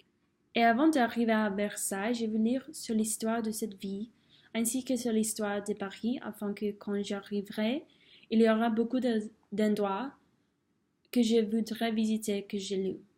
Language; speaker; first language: French; non-native, fluent; English